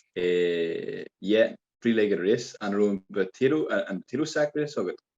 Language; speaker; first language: Irish; non-native, local second language; English